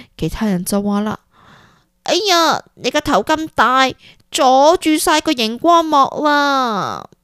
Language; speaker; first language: Cantonese; early bilingual, heritage; Cantonese